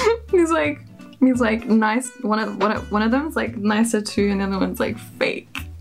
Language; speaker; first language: English; early bilingual, other home language; Spanish